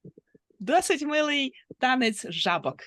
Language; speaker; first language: Ukrainian; native; Ukrainian